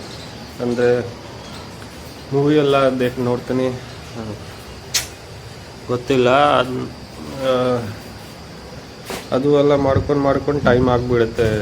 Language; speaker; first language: Kannada; non-native, local second language; Hindi